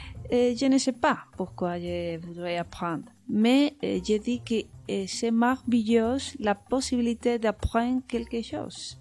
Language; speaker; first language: French; non-native, learner; Spanish